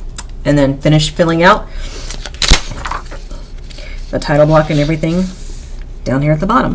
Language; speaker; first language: English; native; English